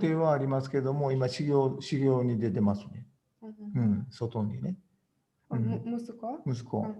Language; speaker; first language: Japanese; native; Japanese